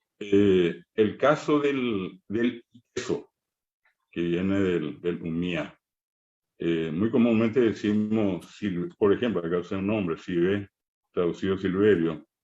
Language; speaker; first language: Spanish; non-native, local second language; Guarani